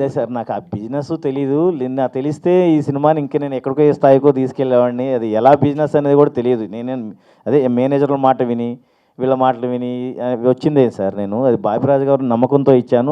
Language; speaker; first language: Telugu; native; Telugu